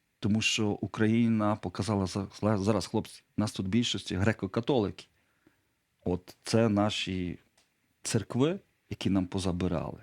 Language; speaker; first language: Ukrainian; non-native, local second language; Polish